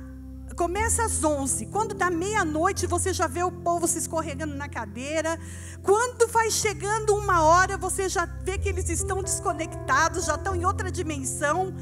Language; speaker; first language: Portuguese; native; Portuguese